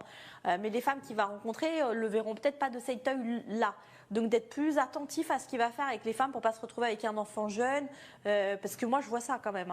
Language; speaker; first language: French; native; French